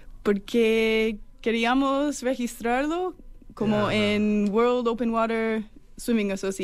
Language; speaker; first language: Spanish; non-native, fluent; English